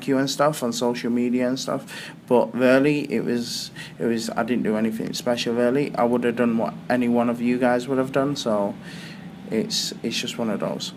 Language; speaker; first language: English; native; English